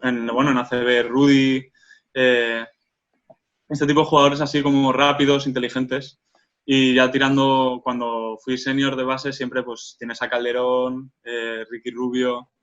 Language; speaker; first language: Spanish; non-native, local second language; Catalan